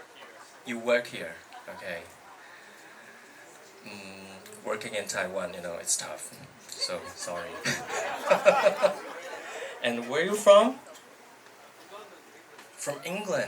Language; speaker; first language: English; non-native, fluent; Chinese